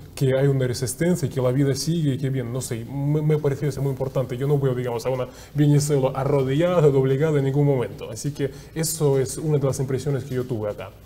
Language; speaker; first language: Spanish; non-native, fluent; Russian